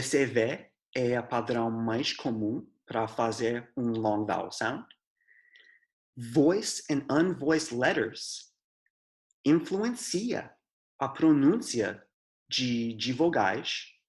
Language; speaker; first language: Portuguese; non-native, fluent; English